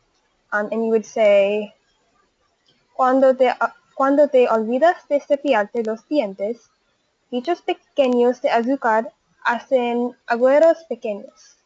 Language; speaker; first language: Spanish; non-native, learner; English